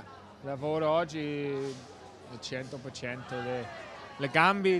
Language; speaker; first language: Italian; non-native, learner; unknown